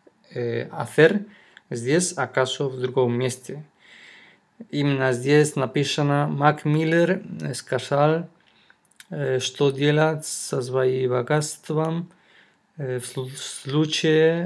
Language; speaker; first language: Russian; non-native, fluent; Spanish